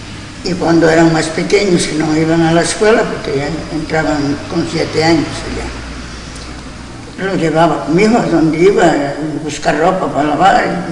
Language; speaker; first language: Spanish; non-native, local second language; Galician